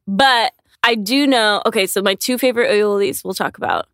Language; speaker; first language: English; native; English